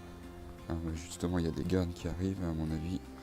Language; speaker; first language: French; native; French